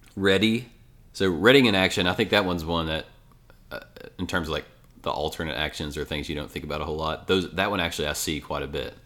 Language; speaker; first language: English; native; English